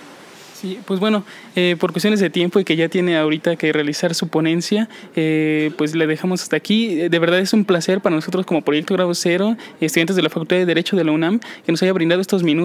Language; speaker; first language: Spanish; native; Spanish